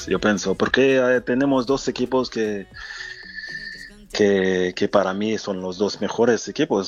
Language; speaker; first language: Spanish; non-native, fluent; French